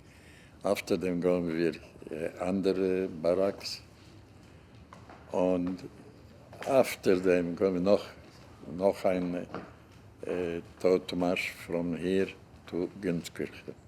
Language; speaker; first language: German; non-native, learner; Hungarian